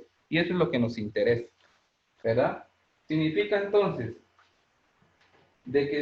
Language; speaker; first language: Spanish; native; Spanish